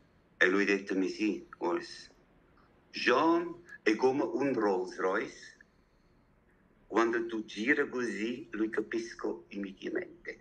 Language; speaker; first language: Italian; non-native, learner; German